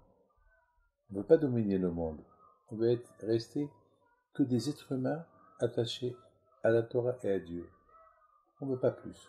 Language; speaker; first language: French; non-native, local second language; Arabic